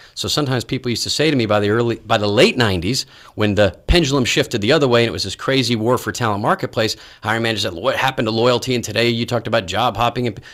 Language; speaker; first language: English; native; English